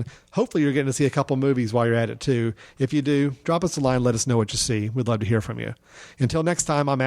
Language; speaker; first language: English; native; English